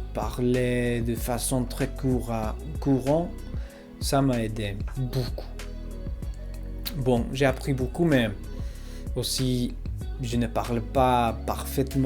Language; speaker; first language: French; non-native, learner; English